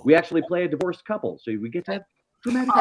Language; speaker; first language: English; native; English